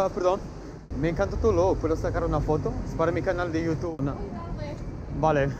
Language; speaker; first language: Spanish; non-native, learner; English